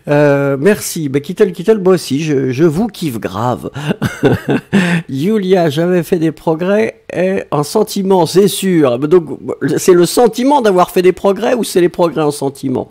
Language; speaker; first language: French; native; French